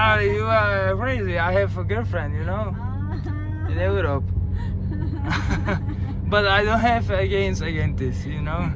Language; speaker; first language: English; non-native, learner; Czech